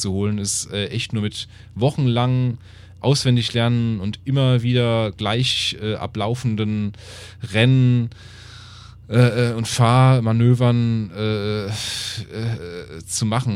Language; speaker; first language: German; native; German